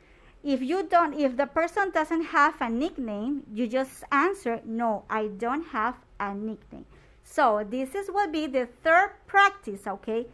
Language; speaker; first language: English; non-native, fluent; Spanish